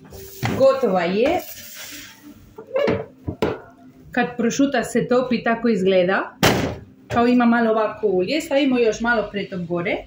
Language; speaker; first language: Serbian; non-native, learner; Spanish